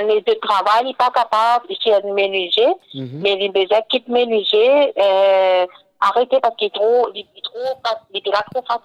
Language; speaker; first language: French; non-native, local second language; Morisyen